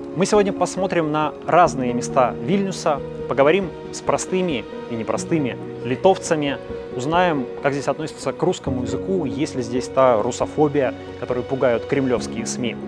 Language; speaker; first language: Russian; native; Russian